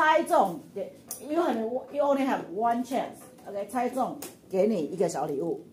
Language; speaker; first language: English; non-native, fluent; Chinese